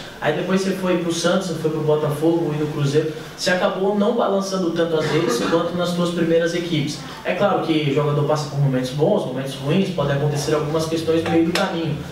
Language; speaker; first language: Portuguese; native; Portuguese